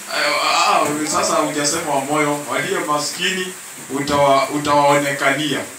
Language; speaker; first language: Swahili; non-native, local second language; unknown